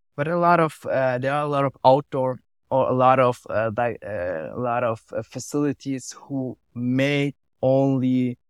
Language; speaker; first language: English; non-native, learner; German